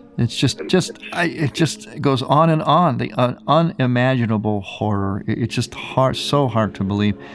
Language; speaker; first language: English; native; English